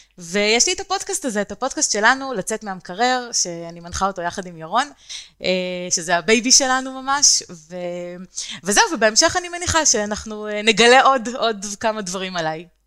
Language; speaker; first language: Hebrew; native; Hebrew